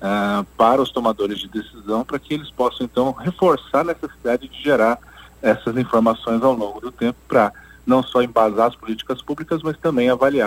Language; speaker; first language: Portuguese; native; Portuguese